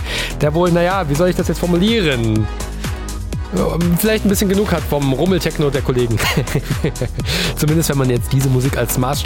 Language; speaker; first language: German; native; German